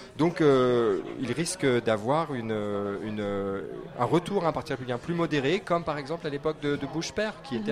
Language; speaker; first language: French; native; French